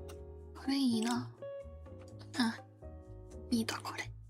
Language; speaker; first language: Japanese; non-native, learner; Korean